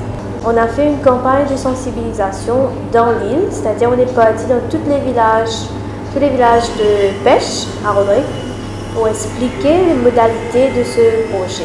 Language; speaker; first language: French; non-native, local second language; Morisyen